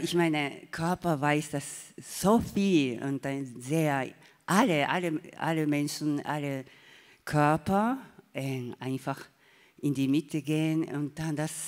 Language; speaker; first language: German; non-native, learner; Japanese